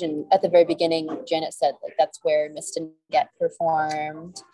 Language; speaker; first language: English; native; English